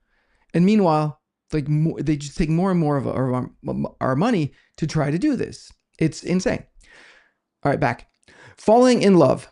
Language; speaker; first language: English; non-native, fluent; Danish